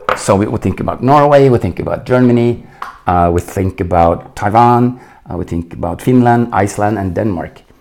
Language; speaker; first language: English; non-native, fluent; Norwegian